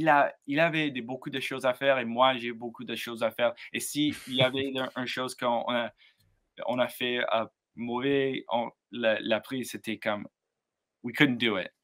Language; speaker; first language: French; non-native, learner; English